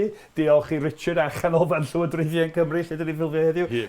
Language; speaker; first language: Welsh; non-native, fluent; English